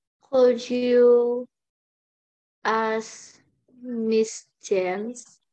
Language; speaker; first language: English; non-native, learner; Indonesian